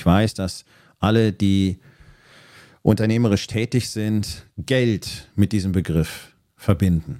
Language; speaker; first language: German; native; German